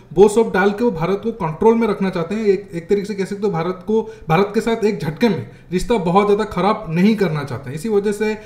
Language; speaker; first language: Hindi; native; Hindi